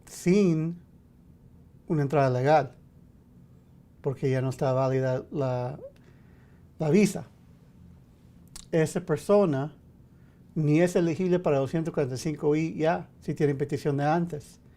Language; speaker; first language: Spanish; early bilingual, heritage; English